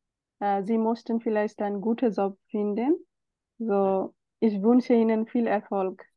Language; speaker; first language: German; non-native, fluent; Bangla